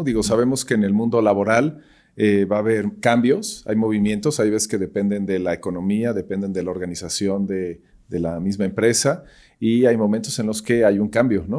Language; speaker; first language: Spanish; native; Spanish